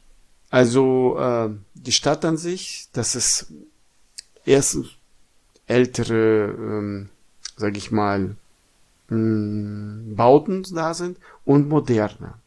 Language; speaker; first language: German; non-native, fluent; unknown